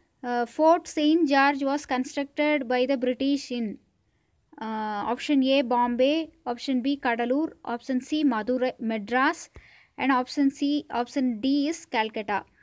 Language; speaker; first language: English; non-native, local second language; Tamil